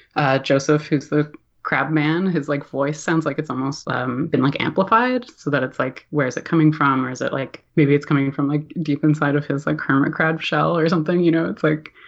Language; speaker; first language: English; native; English